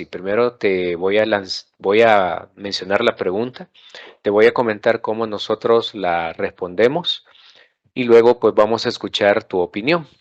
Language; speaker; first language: Spanish; native; Spanish